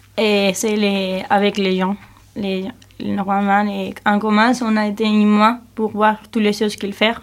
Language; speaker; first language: French; non-native, learner; Spanish